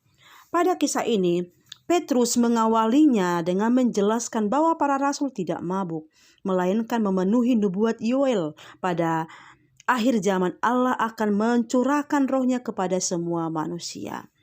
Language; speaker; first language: Indonesian; native; Indonesian